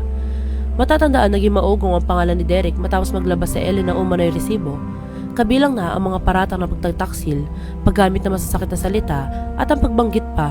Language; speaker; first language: Filipino; native; Filipino